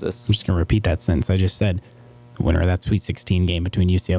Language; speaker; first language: English; native; English